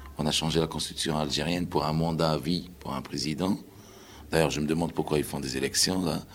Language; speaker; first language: French; non-native, local second language; Arabic